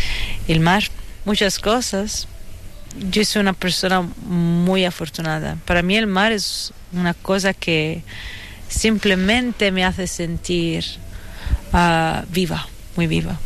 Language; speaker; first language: Spanish; non-native, fluent; Italian